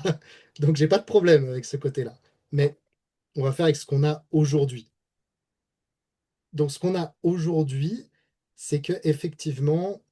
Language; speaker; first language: French; native; French